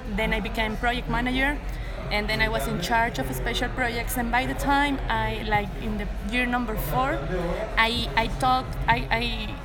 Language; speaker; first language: English; non-native, fluent; Spanish